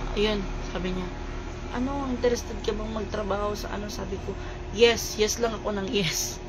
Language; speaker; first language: Filipino; non-native, local second language; Cebuano